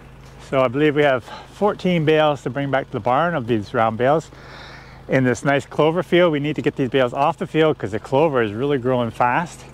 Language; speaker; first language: English; native; English